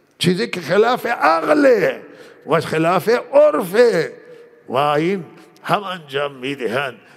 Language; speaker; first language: Persian; non-native, local second language; Baluchi